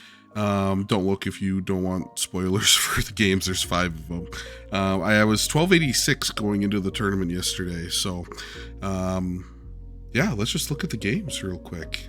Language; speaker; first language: English; native; English